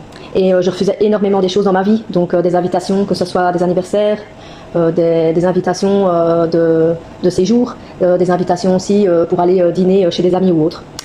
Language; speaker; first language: French; native; French